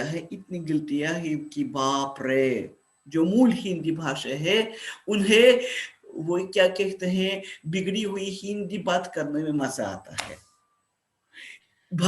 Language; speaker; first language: Hindi; non-native, fluent; Russian